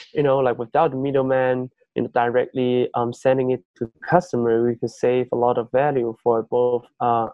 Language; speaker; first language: English; non-native, fluent; Chinese